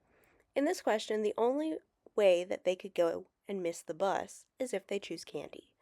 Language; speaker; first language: English; native; English